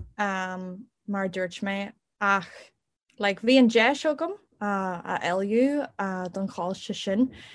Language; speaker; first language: Irish; non-native, local second language; English